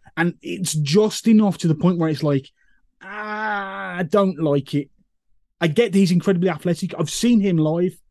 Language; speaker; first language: English; native; English